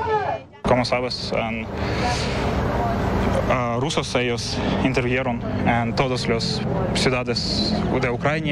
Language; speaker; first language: Spanish; non-native, learner; Ukrainian